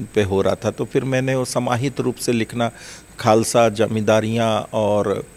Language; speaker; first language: Hindi; native; Hindi